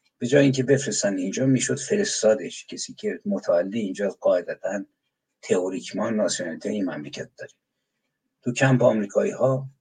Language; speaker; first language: Persian; native; Persian